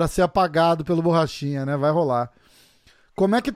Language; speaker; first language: Portuguese; native; Portuguese